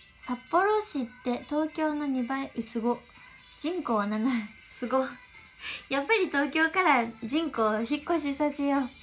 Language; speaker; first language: Japanese; native; Japanese